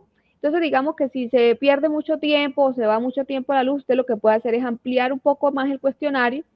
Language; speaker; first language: Spanish; native; Spanish